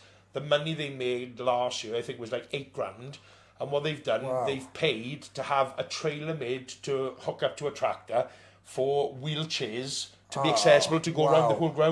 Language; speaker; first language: English; native; English